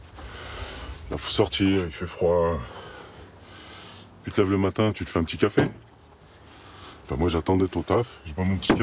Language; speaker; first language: French; native; French